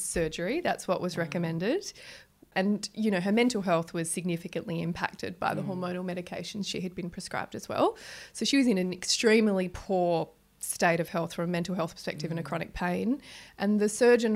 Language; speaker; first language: English; native; English